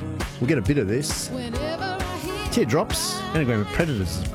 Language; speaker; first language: English; native; English